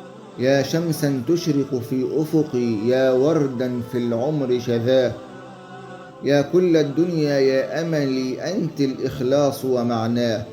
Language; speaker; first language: Arabic; native; Arabic